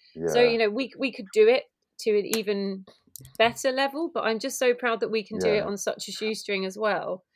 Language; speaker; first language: English; native; English